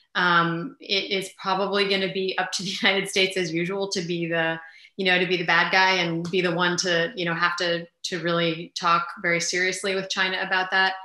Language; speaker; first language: English; early bilingual, other home language; Armenian